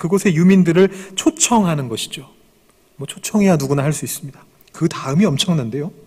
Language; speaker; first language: Korean; native; Korean